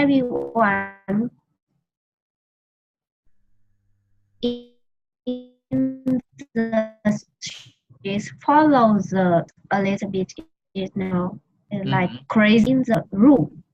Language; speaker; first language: English; non-native, learner; Vietnamese